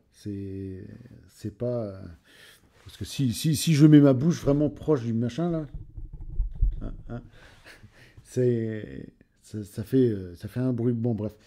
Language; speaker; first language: French; native; French